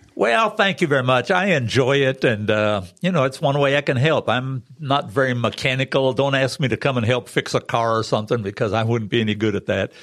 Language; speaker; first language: English; native; English